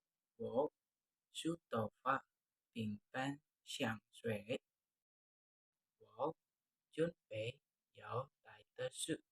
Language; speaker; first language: Chinese; non-native, learner; Indonesian